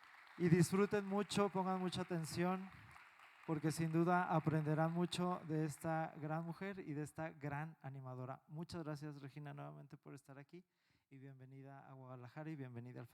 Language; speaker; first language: Spanish; native; Spanish